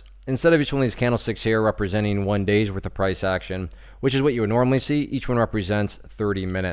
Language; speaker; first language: English; native; English